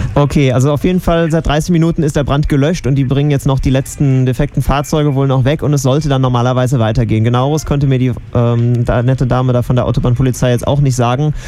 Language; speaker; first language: German; native; German